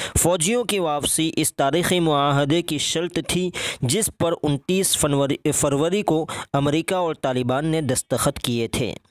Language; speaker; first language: Urdu; native; Urdu